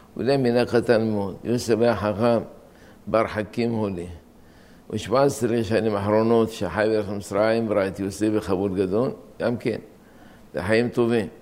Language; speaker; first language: Hebrew; non-native, fluent; Arabic